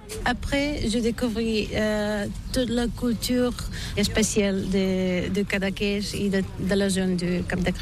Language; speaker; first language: French; non-native, learner; Bulgarian